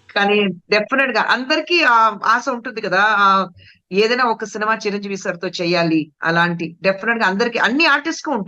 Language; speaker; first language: Telugu; non-native, fluent; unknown